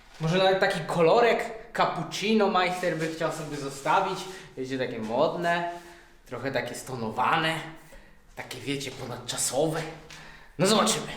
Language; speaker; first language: Polish; native; Polish